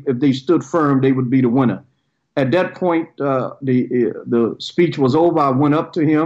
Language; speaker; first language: English; native; English